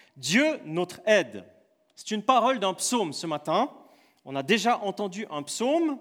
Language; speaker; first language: French; native; French